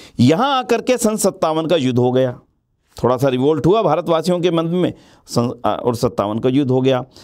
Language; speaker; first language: Hindi; native; Hindi